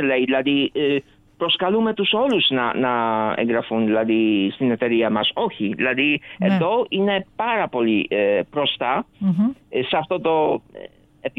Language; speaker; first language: Greek; early bilingual, other home language; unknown